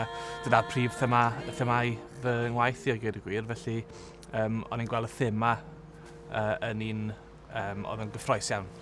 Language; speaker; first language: Welsh; native; Welsh